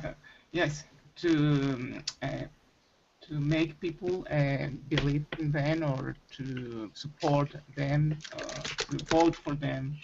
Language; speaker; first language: English; non-native, learner; Spanish